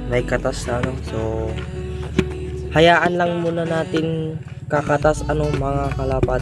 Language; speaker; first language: Filipino; native; Filipino